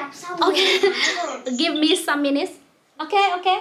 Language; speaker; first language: English; non-native, local second language; Vietnamese